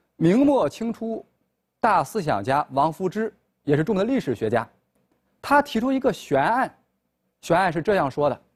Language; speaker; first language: Chinese; native; Chinese